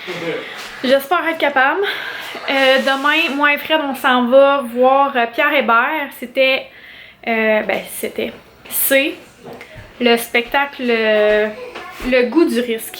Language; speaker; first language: French; native; French